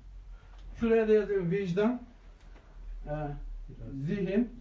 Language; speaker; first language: Turkish; native; Turkish